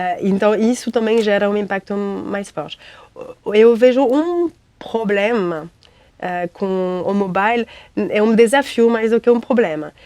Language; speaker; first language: Portuguese; non-native, fluent; French